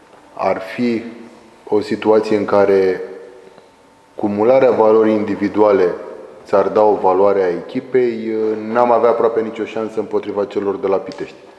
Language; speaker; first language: Romanian; native; Romanian